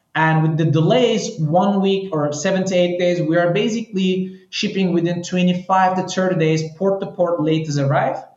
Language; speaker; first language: English; non-native, fluent; Turkish